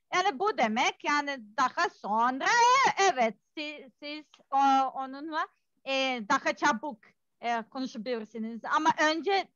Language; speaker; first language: Turkish; non-native, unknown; Serbian